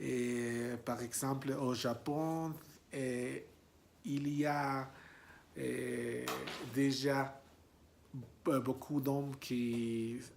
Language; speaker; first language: French; non-native, learner; Spanish